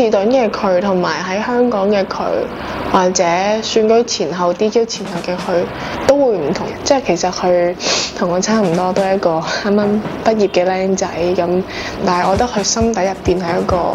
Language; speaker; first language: Cantonese; native; Cantonese